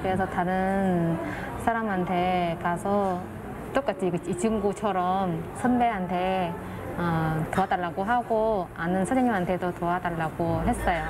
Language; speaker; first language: Korean; non-native, fluent; Vietnamese